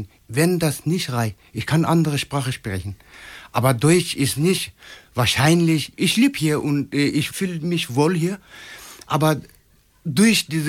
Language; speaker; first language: German; non-native, learner; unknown